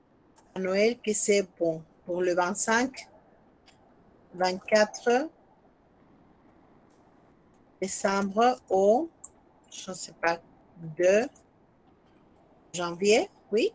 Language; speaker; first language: French; non-native, fluent; Spanish